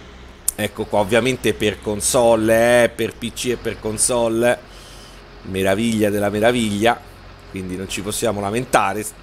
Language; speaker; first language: Italian; native; Italian